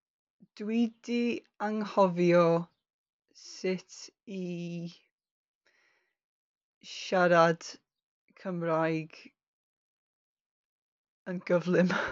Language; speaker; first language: Welsh; non-native, learner; English